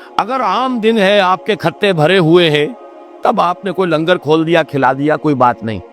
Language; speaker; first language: Urdu; native; Urdu